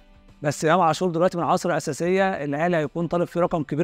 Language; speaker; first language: Arabic; native; Arabic